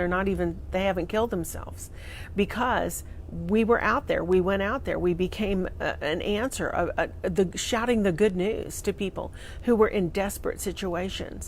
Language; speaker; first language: English; native; English